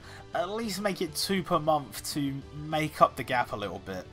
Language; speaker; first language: English; native; English